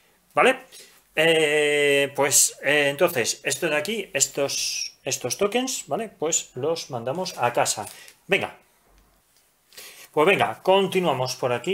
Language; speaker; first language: Spanish; native; Spanish